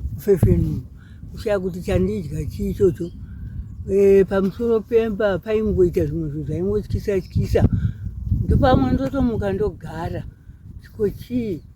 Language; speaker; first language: Shona; non-native, local second language; Nyanja